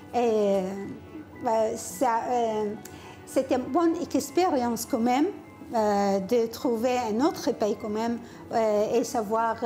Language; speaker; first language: French; non-native, learner; Arabic